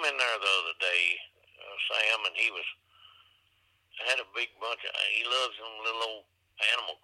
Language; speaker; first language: English; native; English